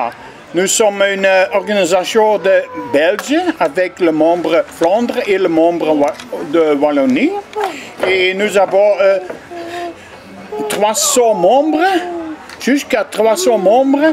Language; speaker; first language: French; non-native, local second language; Dutch